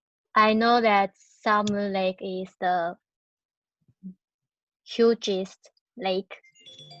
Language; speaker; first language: English; non-native, learner; Chinese